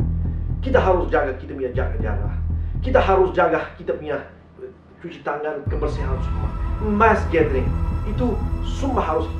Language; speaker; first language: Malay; non-native, learner; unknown